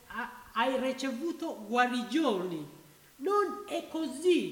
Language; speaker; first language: Italian; non-native, learner; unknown